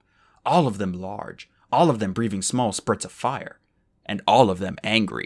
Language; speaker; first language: English; native; English